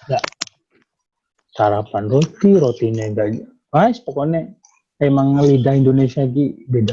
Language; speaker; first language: Indonesian; native; Indonesian